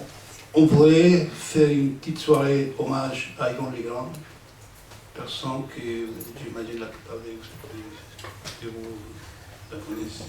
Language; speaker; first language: French; non-native, fluent; Spanish